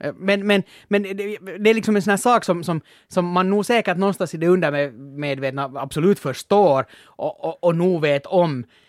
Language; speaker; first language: Swedish; native; Swedish